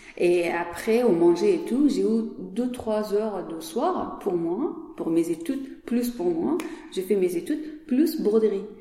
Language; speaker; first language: French; non-native, learner; Persian